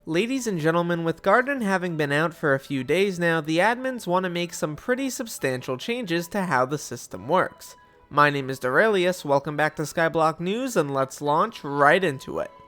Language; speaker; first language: English; native; English